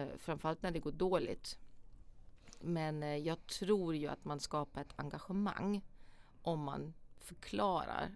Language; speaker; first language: Swedish; non-native, fluent; German